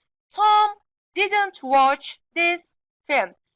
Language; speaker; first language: English; non-native, fluent; Turkish